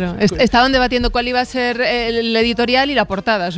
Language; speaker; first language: Spanish; native; Spanish